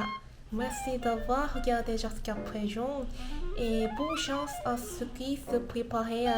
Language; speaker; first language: French; non-native, learner; Korean